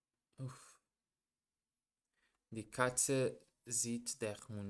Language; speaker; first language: German; non-native, learner; Portuguese